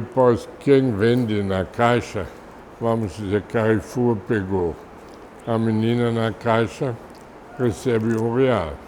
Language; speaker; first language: Portuguese; non-native, fluent; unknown